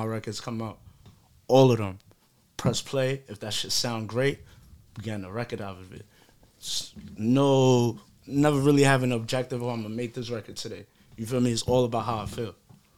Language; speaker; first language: English; native; English